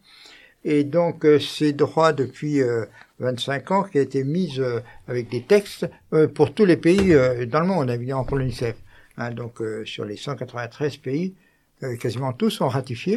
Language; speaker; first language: French; native; French